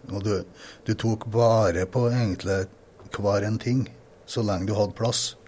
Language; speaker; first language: Norwegian; native; Norwegian